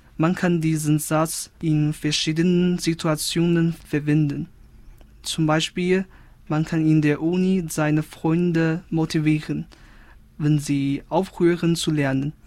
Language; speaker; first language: German; non-native, fluent; Chinese